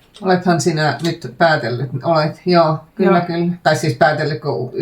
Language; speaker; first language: Finnish; native; Finnish